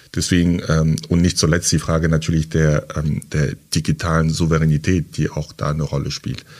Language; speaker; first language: German; early bilingual, other home language; French